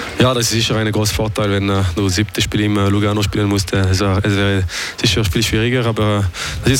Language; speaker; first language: German; non-native, local second language; French